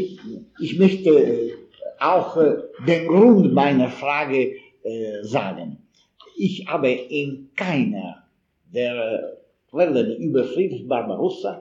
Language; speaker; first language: German; non-native, fluent; Italian